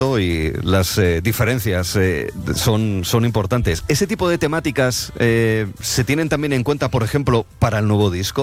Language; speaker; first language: Spanish; native; Spanish